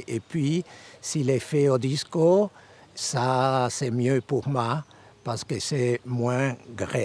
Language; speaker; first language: French; non-native, fluent; Spanish